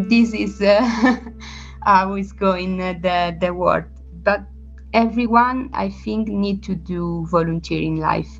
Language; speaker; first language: English; non-native, learner; Italian